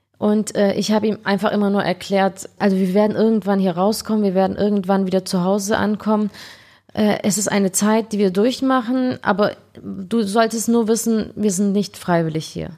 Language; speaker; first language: German; early bilingual, other home language; Turkish